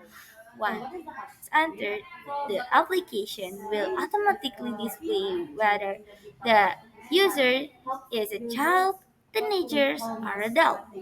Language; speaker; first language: English; non-native, learner; Indonesian